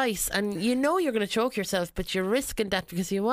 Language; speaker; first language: English; native; English